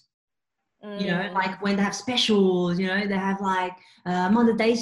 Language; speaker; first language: English; non-native, local second language; Cantonese